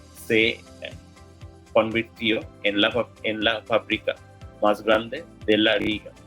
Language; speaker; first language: Spanish; non-native, learner; English